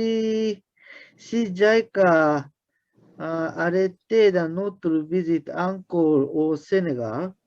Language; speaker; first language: French; non-native, learner; Japanese